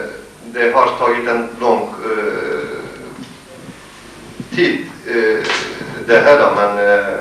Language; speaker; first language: Swedish; non-native, fluent; Kurdish